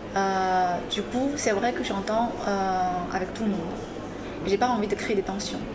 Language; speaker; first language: French; non-native, fluent; Chinese